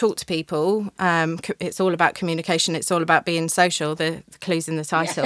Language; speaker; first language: English; native; English